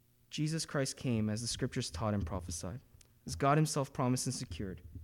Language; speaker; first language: English; early bilingual, other home language; Korean